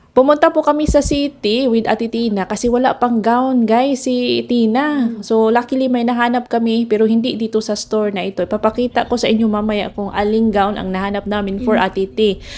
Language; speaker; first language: Filipino; non-native, local second language; Cebuano